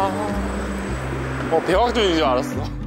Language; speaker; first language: Korean; non-native, fluent; Chinese